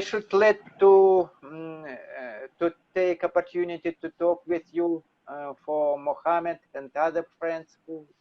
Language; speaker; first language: English; non-native, learner; Russian